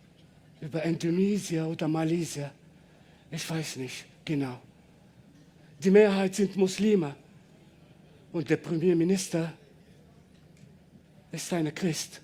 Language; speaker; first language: German; non-native, learner; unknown